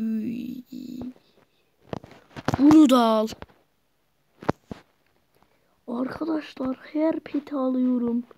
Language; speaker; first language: Turkish; native; Turkish